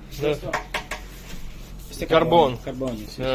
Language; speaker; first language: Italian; non-native, learner; Ukrainian